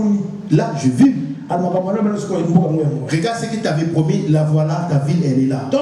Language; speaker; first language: French; non-native, local second language; Lingala